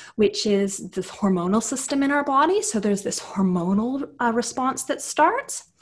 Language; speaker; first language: English; native; English